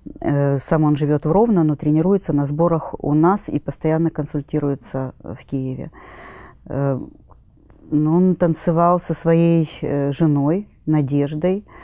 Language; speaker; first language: Russian; native; Russian